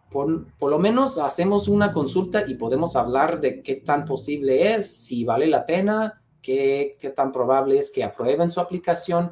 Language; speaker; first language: Spanish; non-native, fluent; English